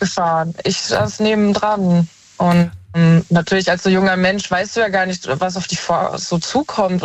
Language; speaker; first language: German; native; German